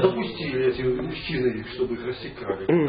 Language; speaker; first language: Russian; native; Russian